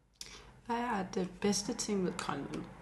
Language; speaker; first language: Danish; non-native, local second language; Kalaallisut